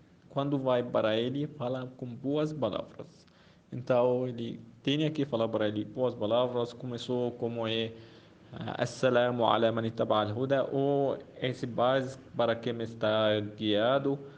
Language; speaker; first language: Portuguese; non-native, fluent; Arabic